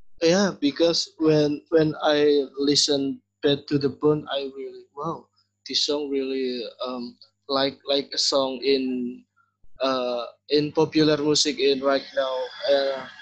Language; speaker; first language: English; non-native, learner; Indonesian